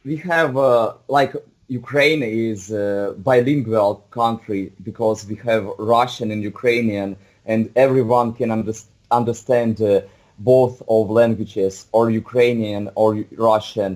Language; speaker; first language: English; non-native, fluent; Russian